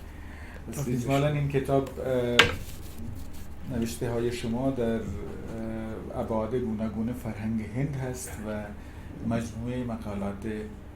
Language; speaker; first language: Persian; non-native, fluent; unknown